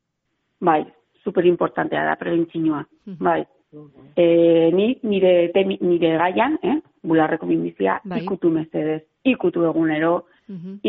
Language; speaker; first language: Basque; non-native, local second language; Spanish